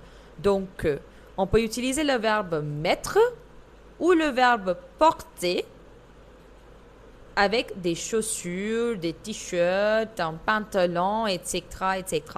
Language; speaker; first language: French; non-native, fluent; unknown